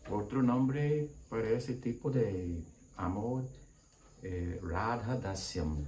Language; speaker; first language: Spanish; non-native, learner; English